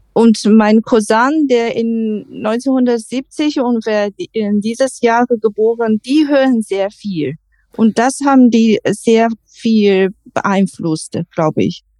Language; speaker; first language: German; non-native, learner; Chinese